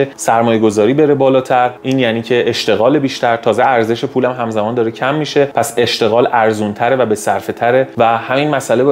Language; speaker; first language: Persian; native; Persian